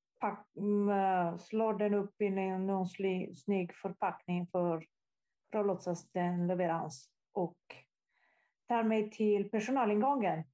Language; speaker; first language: Swedish; non-native, fluent; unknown